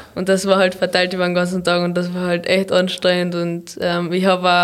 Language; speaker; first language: German; native; German